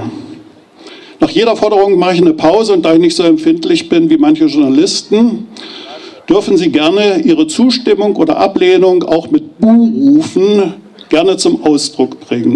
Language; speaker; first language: German; native; German